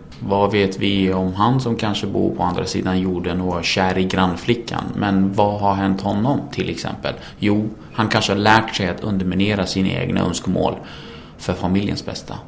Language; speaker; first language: Swedish; early bilingual, other home language; Kurdish